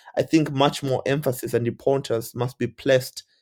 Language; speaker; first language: English; non-native, local second language; Bemba